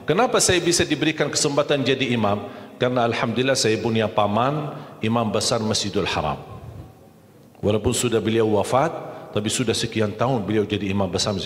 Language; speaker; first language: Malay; non-native, fluent; Arabic